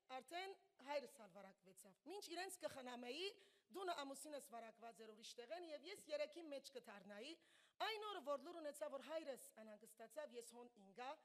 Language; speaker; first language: Armenian; early bilingual, heritage; Armenian